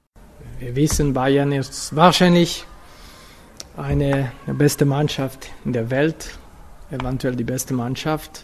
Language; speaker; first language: German; non-native, fluent; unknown